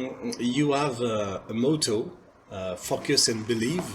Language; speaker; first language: English; non-native, learner; French